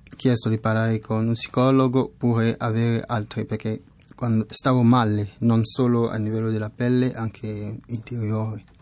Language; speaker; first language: Italian; non-native, fluent; French